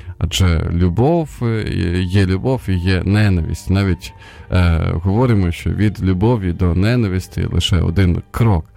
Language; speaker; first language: Ukrainian; non-native, local second language; Russian